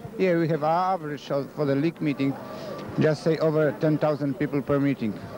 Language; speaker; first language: English; non-native, fluent; Polish